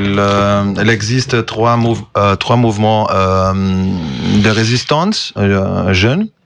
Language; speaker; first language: French; non-native, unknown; Croatian